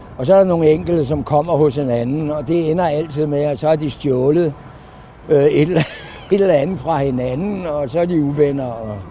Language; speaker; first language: Danish; native; Danish